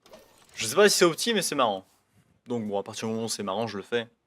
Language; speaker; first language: French; native; French